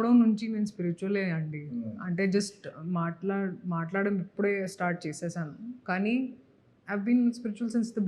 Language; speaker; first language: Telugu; non-native, fluent; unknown